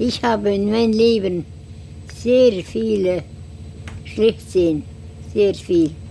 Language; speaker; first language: German; non-native, learner; Estonian